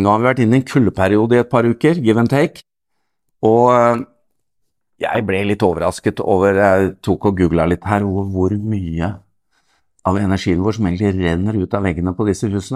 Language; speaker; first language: Norwegian; native; Norwegian